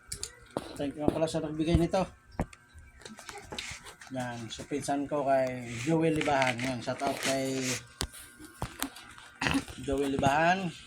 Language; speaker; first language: Filipino; native; Filipino